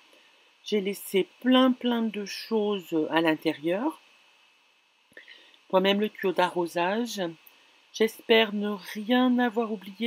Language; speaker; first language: French; native; French